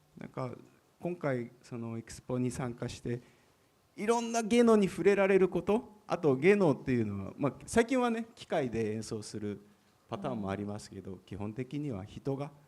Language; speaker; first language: Japanese; native; Japanese